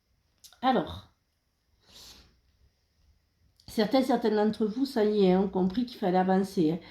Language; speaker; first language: French; native; French